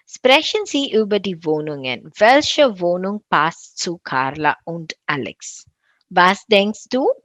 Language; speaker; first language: German; non-native, fluent; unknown